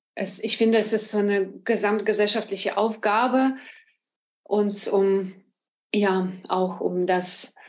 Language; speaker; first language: German; non-native, fluent; Ukrainian